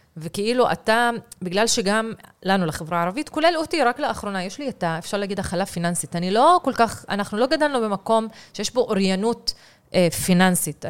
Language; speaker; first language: Hebrew; non-native, local second language; Arabic